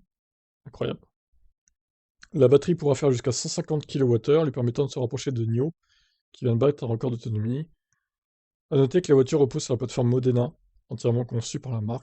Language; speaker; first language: French; native; French